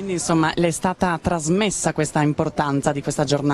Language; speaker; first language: Italian; native; Italian